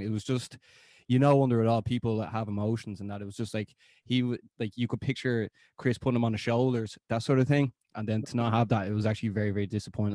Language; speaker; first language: English; native; English